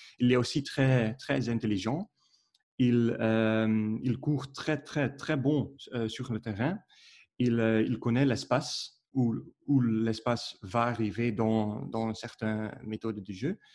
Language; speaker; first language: French; non-native, learner; Dutch